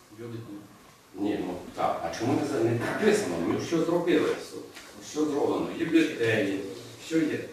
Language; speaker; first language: Ukrainian; native; Ukrainian